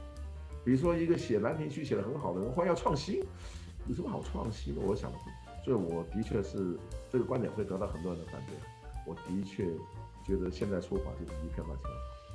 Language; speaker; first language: Chinese; non-native, local second language; Cantonese